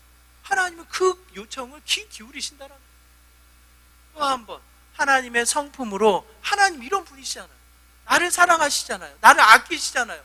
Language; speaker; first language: Korean; native; Korean